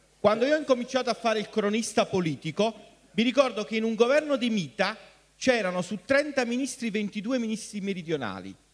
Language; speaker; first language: Italian; native; Italian